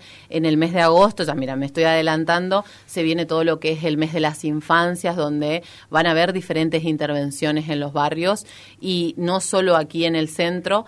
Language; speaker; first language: Spanish; native; Spanish